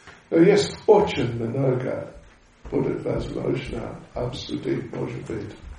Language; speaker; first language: Russian; non-native, learner; English